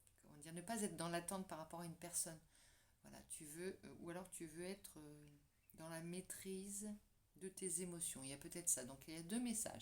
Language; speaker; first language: French; native; French